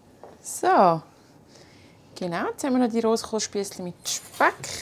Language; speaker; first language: German; native; German